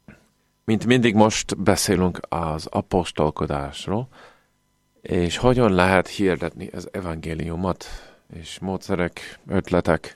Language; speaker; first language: Hungarian; non-native, fluent; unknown